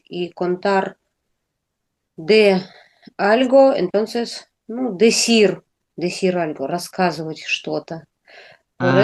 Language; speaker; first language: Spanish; non-native, learner; Russian